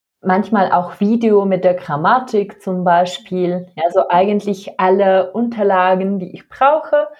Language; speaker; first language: German; non-native, fluent; Czech